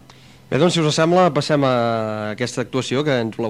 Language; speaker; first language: Catalan; native; Catalan